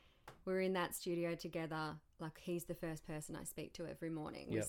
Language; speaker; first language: English; native; English